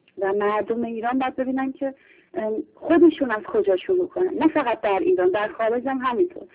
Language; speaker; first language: Persian; early bilingual, heritage; Persian